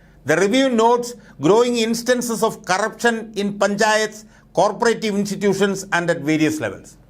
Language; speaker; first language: English; non-native, local second language; Malayalam